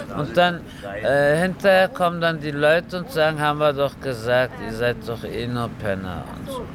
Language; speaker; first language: German; early bilingual, other home language; Turkish